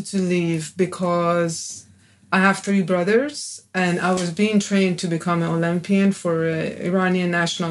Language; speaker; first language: English; non-native, fluent; Persian